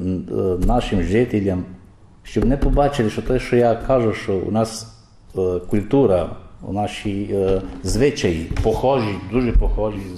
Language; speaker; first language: Ukrainian; early bilingual, heritage; Ukrainian